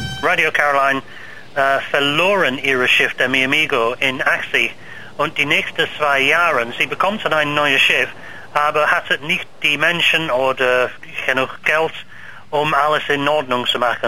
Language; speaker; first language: German; non-native, learner; English